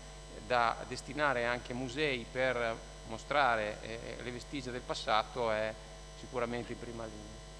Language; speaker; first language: Italian; native; Italian